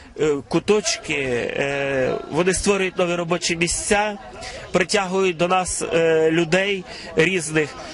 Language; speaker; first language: Ukrainian; native; Ukrainian